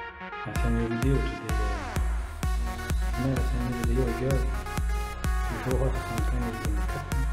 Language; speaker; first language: English; non-native, learner; French